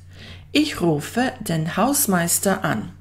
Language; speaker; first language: German; non-native, fluent; Bosnian